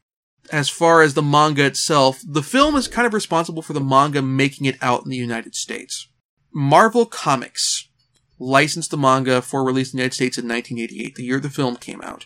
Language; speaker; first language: English; native; English